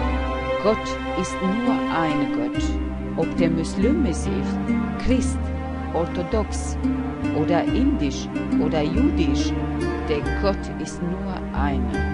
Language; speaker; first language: German; non-native, learner; Albanian